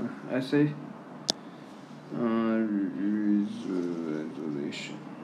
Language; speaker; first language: English; non-native, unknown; Chinese